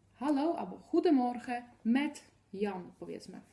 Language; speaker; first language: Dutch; non-native, fluent; Polish